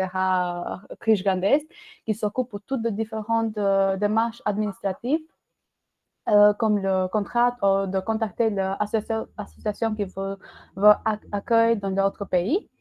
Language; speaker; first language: French; non-native, learner; Albanian